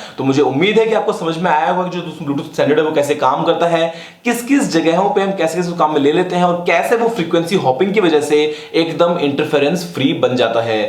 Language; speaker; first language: Hindi; native; Hindi